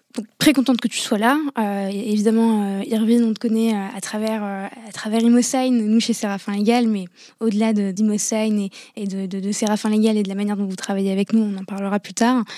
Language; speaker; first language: French; non-native, local second language; Arabic